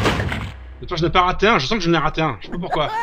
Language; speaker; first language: French; native; French